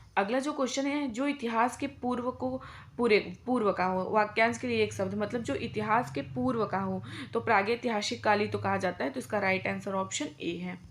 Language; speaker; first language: Hindi; native; Hindi